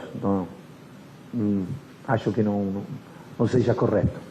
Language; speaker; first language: Portuguese; non-native, fluent; Spanish